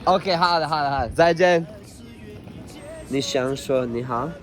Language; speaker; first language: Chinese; non-native, learner; English